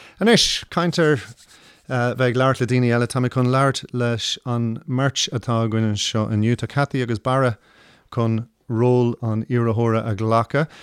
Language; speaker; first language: Irish; non-native, local second language; English